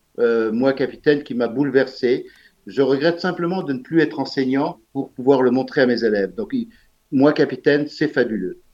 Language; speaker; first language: French; native; French